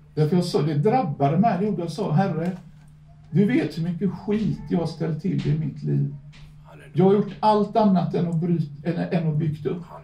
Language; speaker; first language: Swedish; native; Swedish